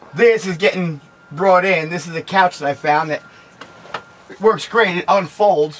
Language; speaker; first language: English; native; English